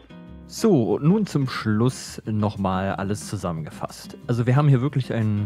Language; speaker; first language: German; native; German